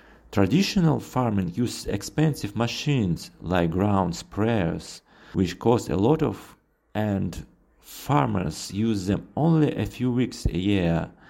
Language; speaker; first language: English; non-native, fluent; Russian